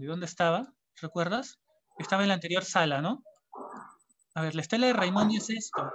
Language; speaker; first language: Spanish; native; Spanish